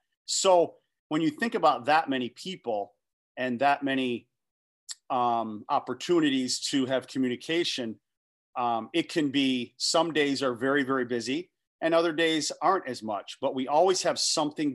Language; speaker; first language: English; native; English